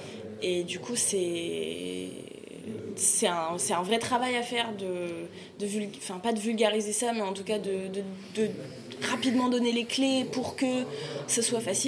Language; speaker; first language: French; native; French